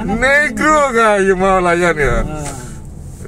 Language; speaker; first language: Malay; non-native, local second language; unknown